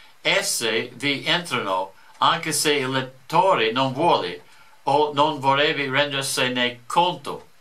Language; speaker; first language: Italian; non-native, fluent; English